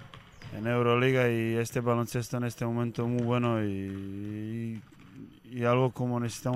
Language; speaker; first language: Spanish; non-native, learner; Serbian